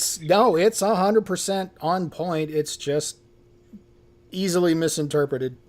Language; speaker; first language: English; native; English